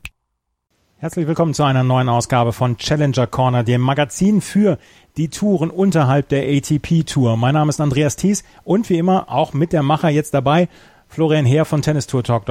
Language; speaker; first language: German; native; German